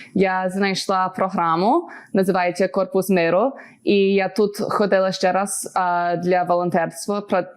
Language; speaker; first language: Ukrainian; early bilingual, other home language; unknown